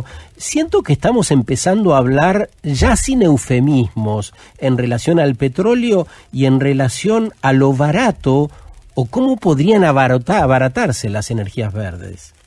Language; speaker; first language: Spanish; native; Spanish